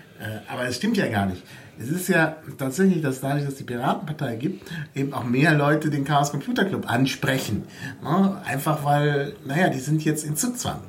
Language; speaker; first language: German; native; German